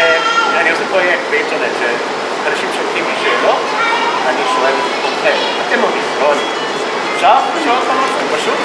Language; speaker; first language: Hebrew; non-native, fluent; English